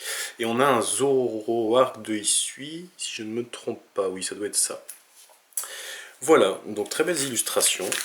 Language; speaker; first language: French; native; French